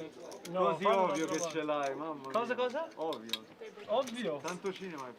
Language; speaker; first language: Italian; non-native, fluent; Albanian